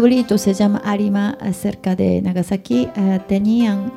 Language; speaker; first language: Spanish; non-native, fluent; Japanese